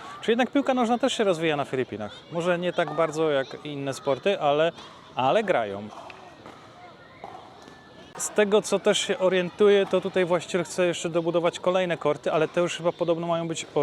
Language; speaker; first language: Polish; native; Polish